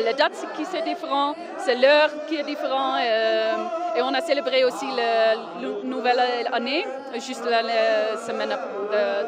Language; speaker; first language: French; non-native, learner; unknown